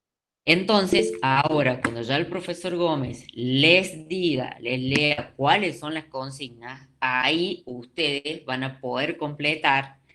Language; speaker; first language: Spanish; native; Spanish